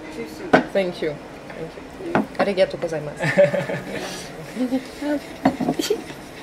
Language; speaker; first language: English; non-native, learner; French